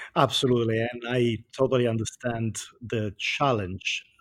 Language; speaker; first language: English; non-native, fluent; Italian